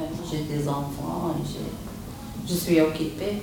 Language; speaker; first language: French; non-native, learner; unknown